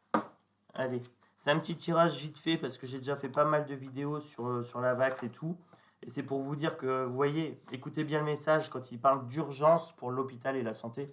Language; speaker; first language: French; native; French